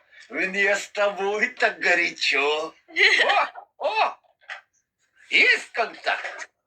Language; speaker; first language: Russian; non-native, learner; Lithuanian